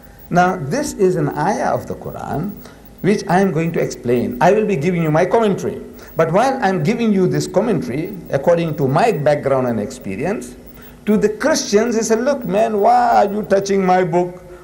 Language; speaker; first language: English; early bilingual, other home language; Gujarati